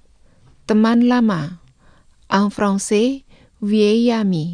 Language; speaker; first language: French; non-native, fluent; Indonesian